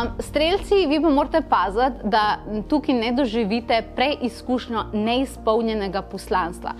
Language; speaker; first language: Slovenian; non-native, local second language; Croatian